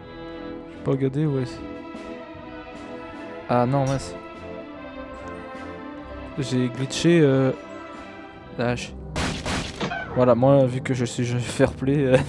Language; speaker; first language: French; native; French